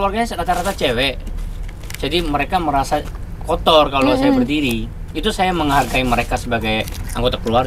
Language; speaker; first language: Indonesian; non-native, fluent; Korean